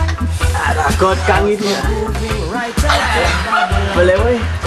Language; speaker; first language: Danish; native; Danish